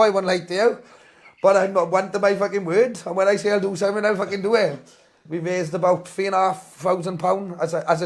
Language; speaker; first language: English; native; English